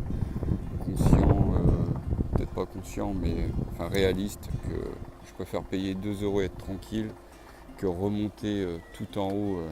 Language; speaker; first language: French; native; French